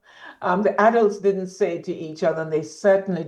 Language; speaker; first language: English; native; English